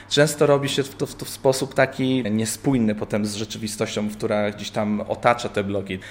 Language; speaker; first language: Polish; native; Polish